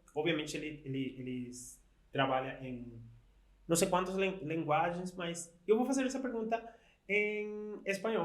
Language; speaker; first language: Portuguese; non-native, fluent; Spanish